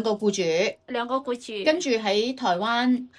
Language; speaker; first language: Cantonese; native; Cantonese